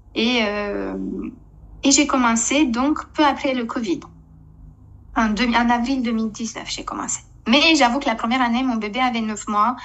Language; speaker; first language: French; non-native, fluent; Romanian